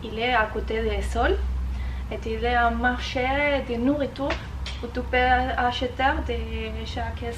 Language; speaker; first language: French; non-native, learner; Spanish